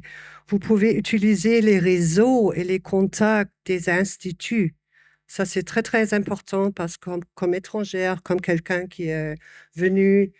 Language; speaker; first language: French; non-native, fluent; German